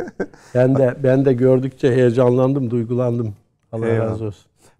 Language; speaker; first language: Turkish; native; Turkish